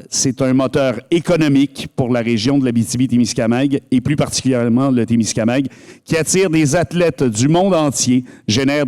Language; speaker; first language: French; native; French